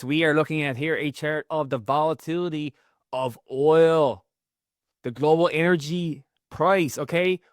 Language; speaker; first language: English; native; English